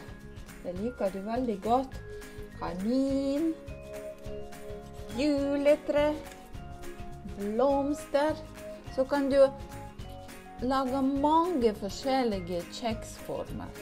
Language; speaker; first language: Norwegian; non-native, learner; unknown